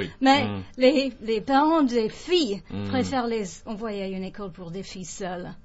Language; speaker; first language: French; non-native, fluent; English